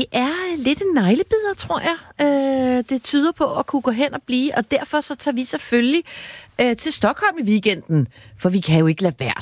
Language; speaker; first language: Danish; native; Danish